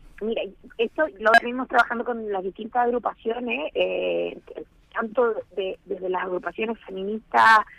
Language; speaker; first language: Spanish; native; Spanish